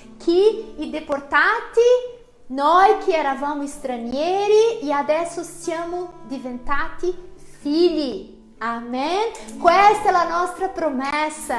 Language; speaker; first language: Italian; non-native, fluent; Portuguese